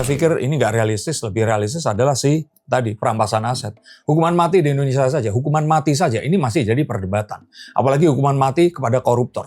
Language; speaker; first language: Indonesian; native; Indonesian